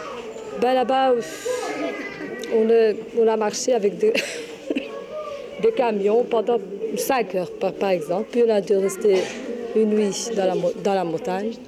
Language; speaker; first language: French; non-native, learner; Albanian